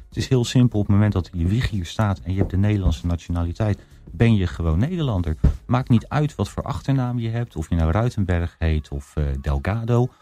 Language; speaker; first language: Dutch; native; Dutch